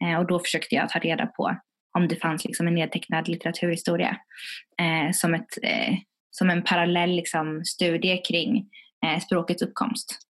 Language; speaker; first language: Swedish; early bilingual, other home language; Tigrinya